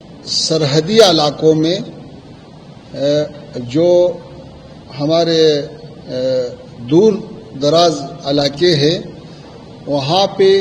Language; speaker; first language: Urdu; non-native, fluent; Pashto